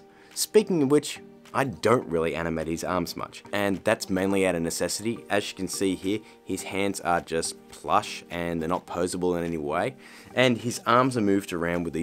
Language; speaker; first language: English; native; English